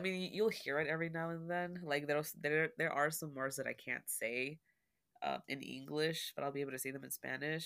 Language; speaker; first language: English; early bilingual, other home language; Spanish